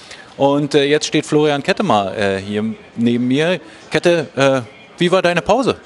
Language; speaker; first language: German; native; German